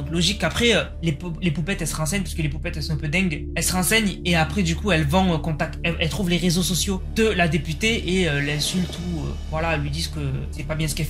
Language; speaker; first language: French; native; French